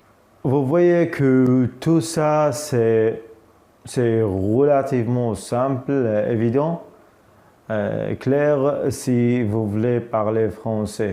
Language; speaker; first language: French; non-native, fluent; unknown